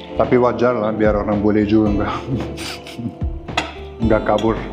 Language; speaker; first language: Indonesian; non-native, fluent; Arabic